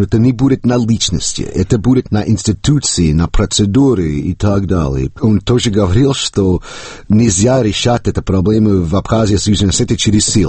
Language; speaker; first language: Russian; non-native, fluent; English